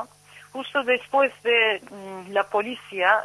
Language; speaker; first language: Spanish; non-native, fluent; Turkish